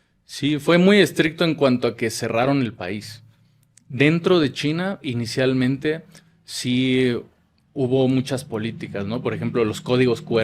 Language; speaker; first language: Spanish; native; Spanish